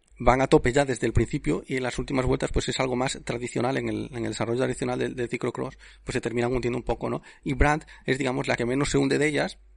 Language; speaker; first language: Spanish; native; Spanish